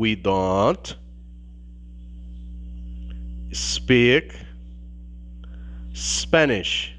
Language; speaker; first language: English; non-native, learner; Portuguese